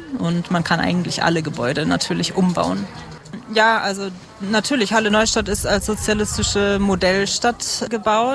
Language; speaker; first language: German; native; German